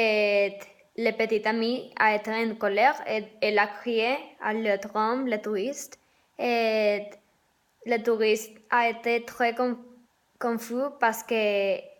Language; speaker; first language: French; non-native, learner; Spanish